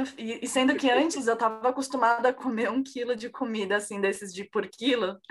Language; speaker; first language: Portuguese; native; Portuguese